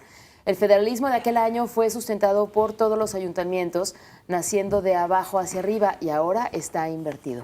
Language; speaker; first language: Spanish; native; Spanish